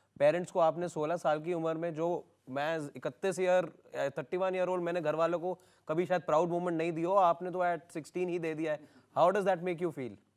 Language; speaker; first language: Hindi; native; Hindi